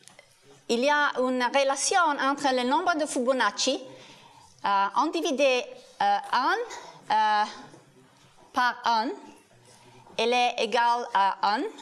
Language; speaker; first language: French; non-native, learner; Italian